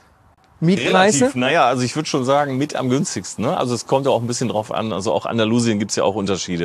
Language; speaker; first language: German; native; German